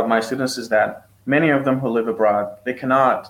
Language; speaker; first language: English; non-native, fluent; Persian